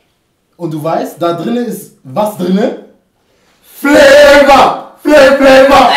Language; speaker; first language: German; early bilingual, other home language; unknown